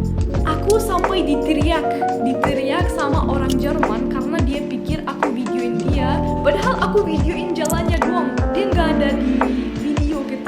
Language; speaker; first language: Indonesian; non-native, fluent; German